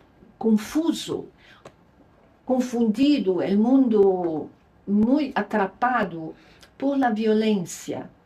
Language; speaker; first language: Spanish; non-native, fluent; Luxembourgish